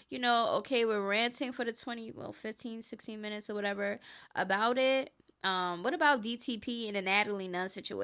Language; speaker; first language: English; native; English